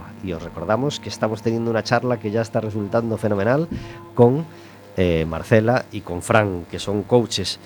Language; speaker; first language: Spanish; native; Spanish